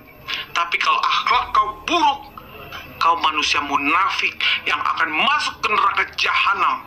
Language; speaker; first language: Indonesian; native; Indonesian